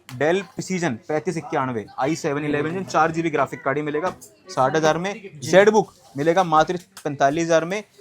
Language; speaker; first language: Hindi; native; Hindi